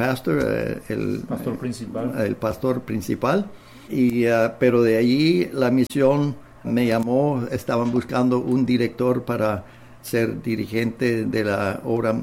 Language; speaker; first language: Spanish; non-native, fluent; English